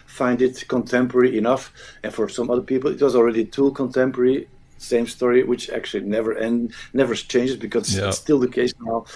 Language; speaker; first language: English; non-native, fluent; Dutch